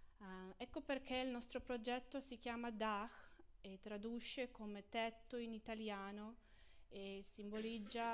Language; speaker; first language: Italian; non-native, fluent; Ukrainian